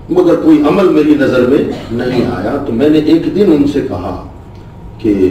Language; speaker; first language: Hindi; non-native, local second language; Urdu